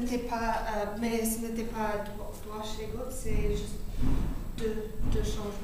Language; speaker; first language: French; non-native, learner; English